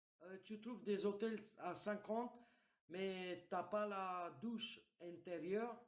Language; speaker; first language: French; non-native, fluent; Romanian